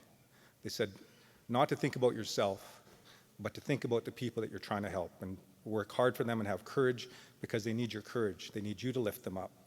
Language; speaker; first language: English; native; English